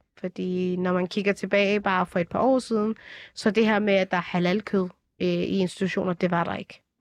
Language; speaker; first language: Danish; early bilingual, other home language; Somali